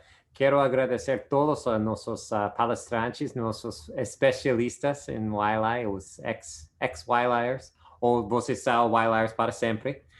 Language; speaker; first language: Portuguese; non-native, fluent; English